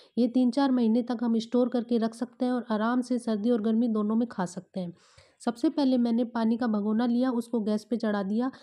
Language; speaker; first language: Hindi; native; Hindi